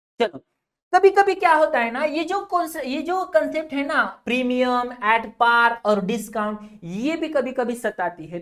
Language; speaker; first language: Hindi; non-native, local second language; Marathi